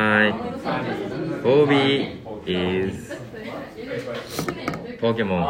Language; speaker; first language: English; non-native, learner; Japanese